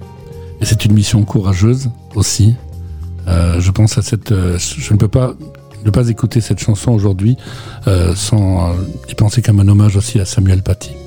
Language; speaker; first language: French; native; French